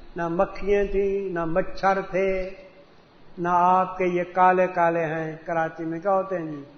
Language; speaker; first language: Urdu; non-native, local second language; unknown